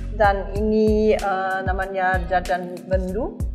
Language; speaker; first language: Indonesian; non-native, learner; German